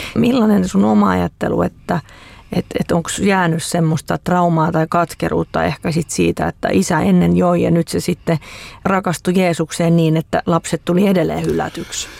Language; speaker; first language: Finnish; native; Finnish